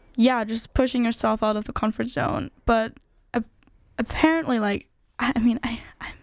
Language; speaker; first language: English; non-native, fluent; German